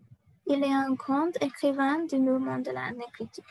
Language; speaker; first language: French; non-native, learner; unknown